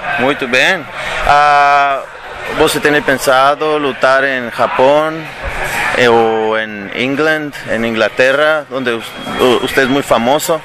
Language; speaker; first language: Portuguese; non-native, learner; Spanish